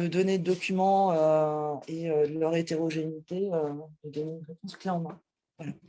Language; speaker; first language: French; native; French